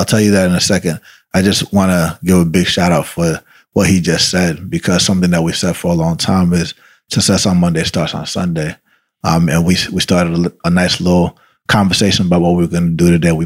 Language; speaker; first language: English; early bilingual, other home language; Spanish